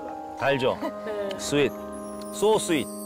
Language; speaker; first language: Korean; native; Korean